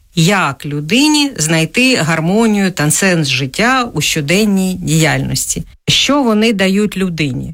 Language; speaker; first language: Ukrainian; native; Ukrainian